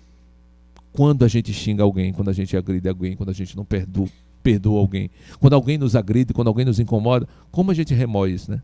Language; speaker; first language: Portuguese; native; Portuguese